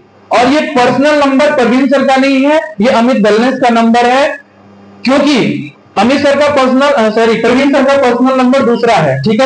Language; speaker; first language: Hindi; native; Hindi